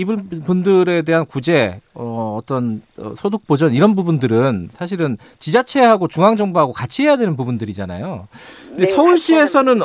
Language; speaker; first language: Korean; native; Korean